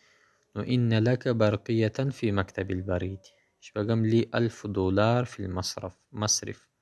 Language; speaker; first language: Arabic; non-native, fluent; Pashto